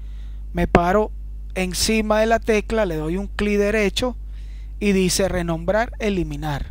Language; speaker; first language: Spanish; native; Spanish